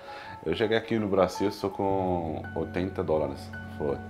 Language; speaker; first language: Portuguese; non-native, fluent; Spanish